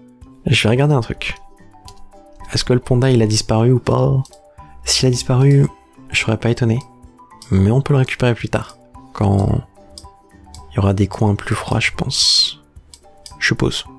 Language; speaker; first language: French; native; French